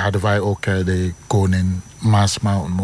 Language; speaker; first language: Dutch; non-native, learner; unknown